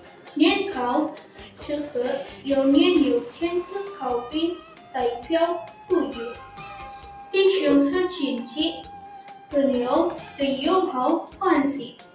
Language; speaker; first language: Chinese; non-native, learner; Indonesian